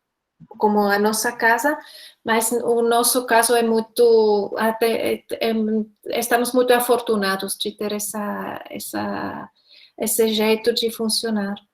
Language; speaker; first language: Portuguese; non-native, fluent; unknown